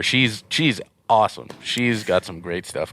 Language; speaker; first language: English; native; English